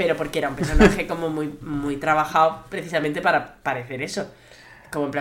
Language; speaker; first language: Spanish; native; Spanish